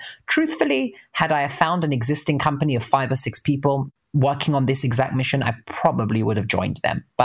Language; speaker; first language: English; native; English